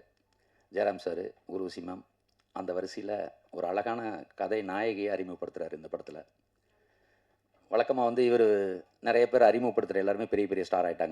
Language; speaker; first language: Tamil; native; Tamil